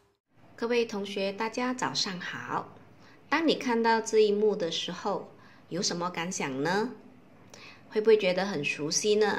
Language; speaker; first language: Chinese; native; Chinese